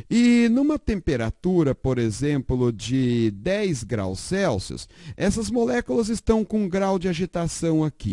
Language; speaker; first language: Portuguese; native; Portuguese